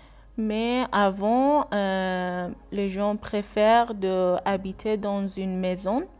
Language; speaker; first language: French; non-native, learner; Persian